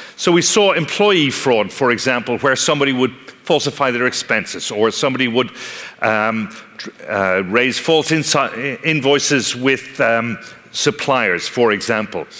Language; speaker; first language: English; native; English